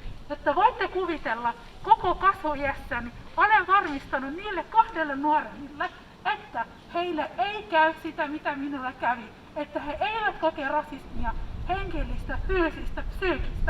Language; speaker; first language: Finnish; early bilingual, other home language; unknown